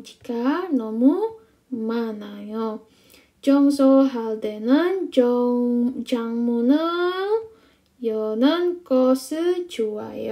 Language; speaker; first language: Korean; non-native, fluent; Indonesian